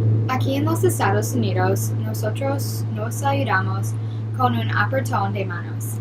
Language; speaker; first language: Spanish; non-native, learner; English